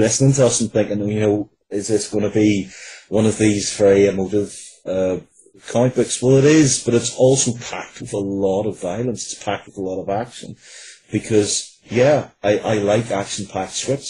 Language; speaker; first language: English; native; English